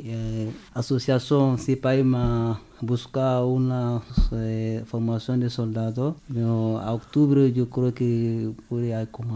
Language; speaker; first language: Spanish; non-native, learner; French